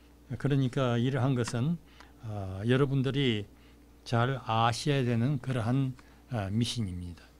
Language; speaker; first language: Korean; native; Korean